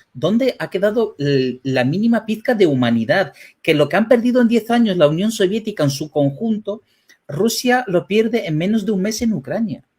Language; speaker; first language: Spanish; early bilingual, other home language; Ukrainian